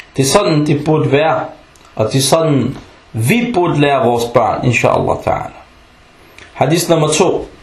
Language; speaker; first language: Danish; non-native, fluent; Arabic